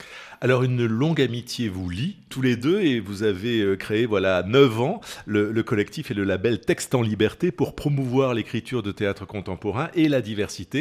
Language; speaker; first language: French; native; French